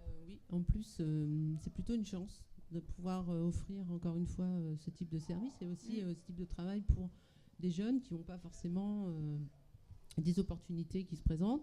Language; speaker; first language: French; native; French